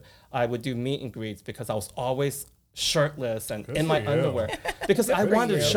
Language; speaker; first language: English; native; English